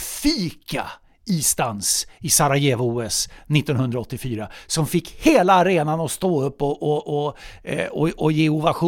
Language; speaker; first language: Swedish; native; Swedish